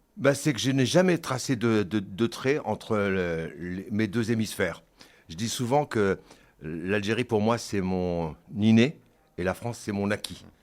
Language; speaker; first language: French; early bilingual, other home language; Kabyle